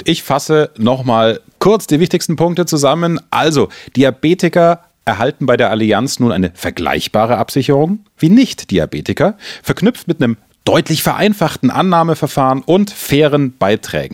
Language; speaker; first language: German; native; German